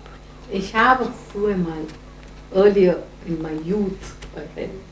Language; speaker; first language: German; non-native, fluent; Gujarati